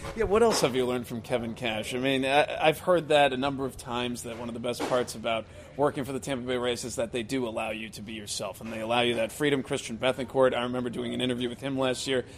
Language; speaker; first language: English; native; English